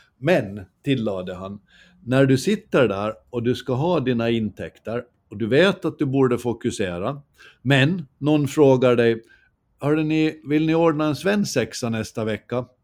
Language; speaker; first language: Swedish; native; Swedish